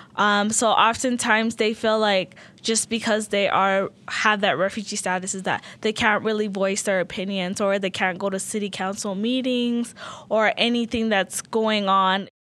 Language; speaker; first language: English; early bilingual, other home language; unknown